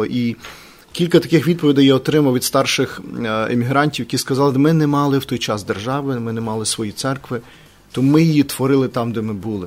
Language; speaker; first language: Ukrainian; native; Ukrainian